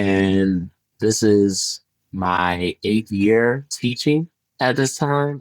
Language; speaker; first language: English; early bilingual, other home language; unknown